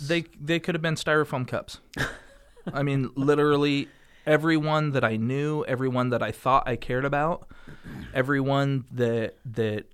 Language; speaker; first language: English; native; English